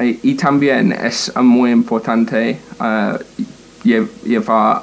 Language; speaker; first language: Spanish; non-native, learner; English